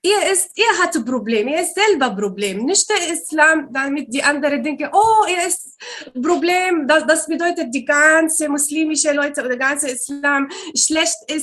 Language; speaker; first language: German; non-native, learner; Arabic